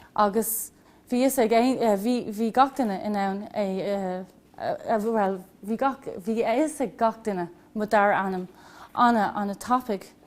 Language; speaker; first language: Irish; non-native, local second language; English